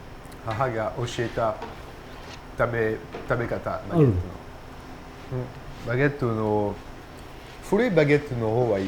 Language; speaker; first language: Japanese; non-native, learner; French